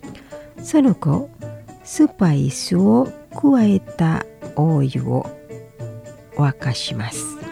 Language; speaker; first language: Japanese; non-native, fluent; Indonesian